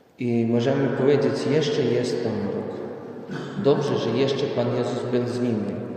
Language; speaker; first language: Polish; non-native, local second language; Ukrainian